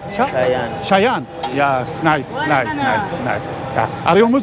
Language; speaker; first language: English; non-native, learner; Arabic